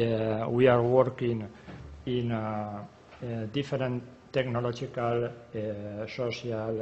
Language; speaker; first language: English; non-native, learner; Spanish